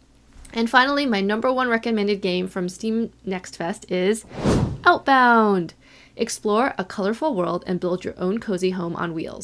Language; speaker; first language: English; native; English